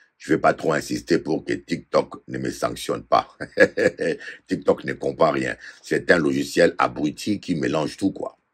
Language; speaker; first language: French; non-native, local second language; Lingala